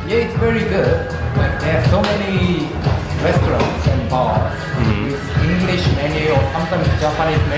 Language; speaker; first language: English; non-native, learner; Japanese